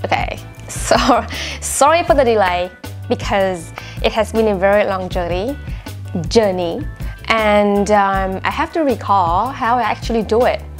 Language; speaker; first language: English; non-native, fluent; Vietnamese